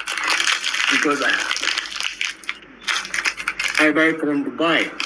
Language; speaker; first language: English; non-native, learner; Oromo